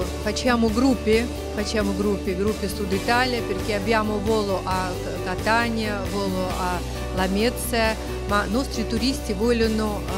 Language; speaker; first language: Italian; non-native, learner; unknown